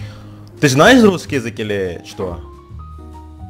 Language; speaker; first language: Russian; non-native, learner; Indonesian